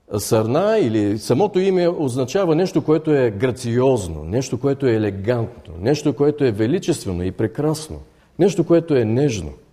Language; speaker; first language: Bulgarian; native; Bulgarian